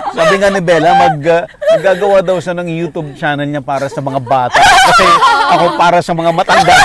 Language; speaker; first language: Filipino; native; Filipino